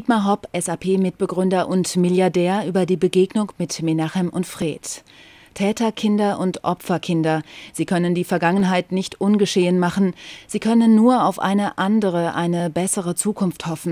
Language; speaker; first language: German; native; German